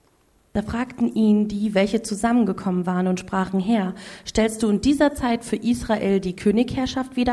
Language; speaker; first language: German; native; German